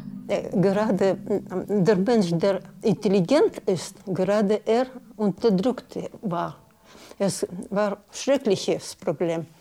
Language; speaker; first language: German; non-native, learner; Russian